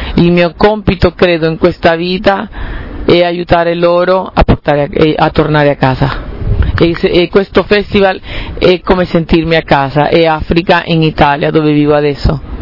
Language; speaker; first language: Italian; non-native, fluent; Spanish